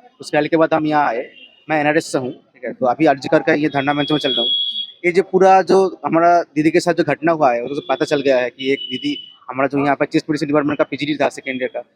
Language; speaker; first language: Hindi; non-native, local second language; Bangla